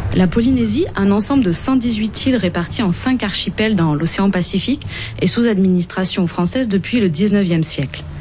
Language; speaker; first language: French; native; French